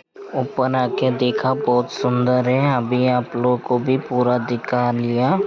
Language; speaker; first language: Hindi; non-native, local second language; Bangla